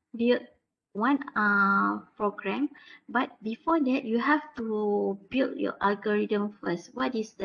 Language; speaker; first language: English; non-native, local second language; Malay